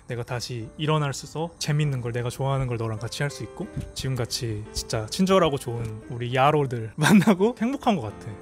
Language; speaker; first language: Korean; early bilingual, heritage; Korean